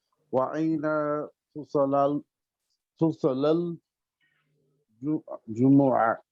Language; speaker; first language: Arabic; non-native, learner; English